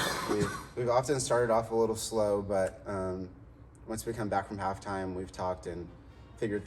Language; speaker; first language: English; native; English